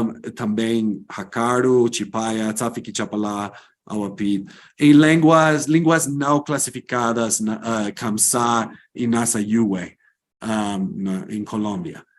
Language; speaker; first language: Portuguese; non-native, fluent; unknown